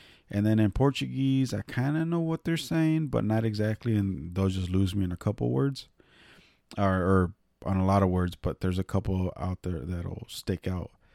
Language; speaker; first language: English; early bilingual, other home language; Spanish